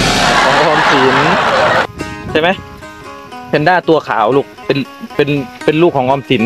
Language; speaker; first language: Thai; non-native, local second language; Northeastern Thai